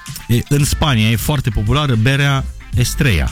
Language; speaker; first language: Romanian; native; Romanian